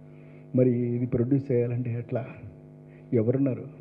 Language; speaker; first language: Telugu; native; Telugu